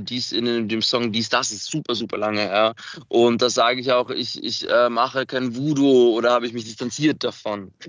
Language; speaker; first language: German; early bilingual, other home language; Macedonian